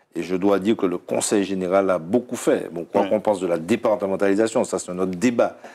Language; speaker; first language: French; native; French